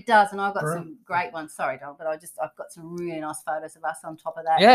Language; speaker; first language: English; native; English